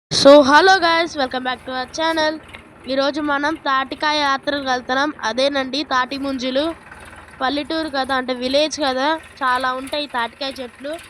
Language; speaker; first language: Telugu; native; Telugu